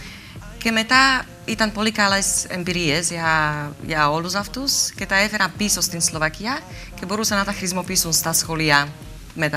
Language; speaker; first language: Greek; non-native, learner; Slovak